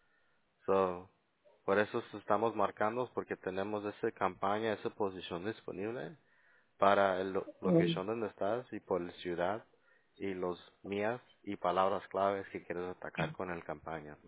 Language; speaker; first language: Spanish; early bilingual, heritage; Spanish